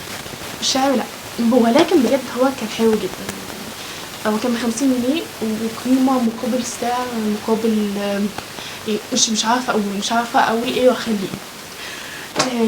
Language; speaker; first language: Arabic; native; Arabic